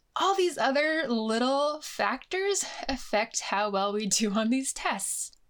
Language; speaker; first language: English; native; English